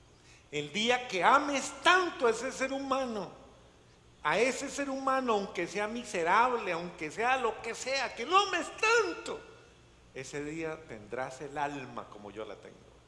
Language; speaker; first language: Spanish; native; Spanish